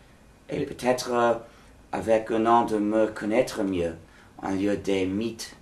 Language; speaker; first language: French; non-native, fluent; English